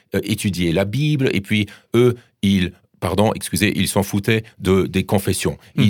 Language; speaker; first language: French; non-native, fluent; German